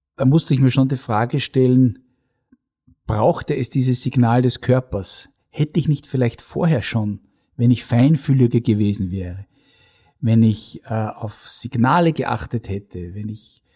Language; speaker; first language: German; native; German